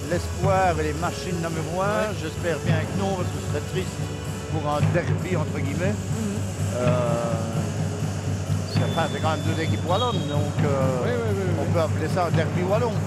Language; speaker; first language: French; native; French